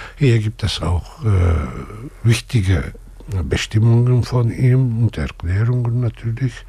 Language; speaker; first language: German; non-native, fluent; Turkish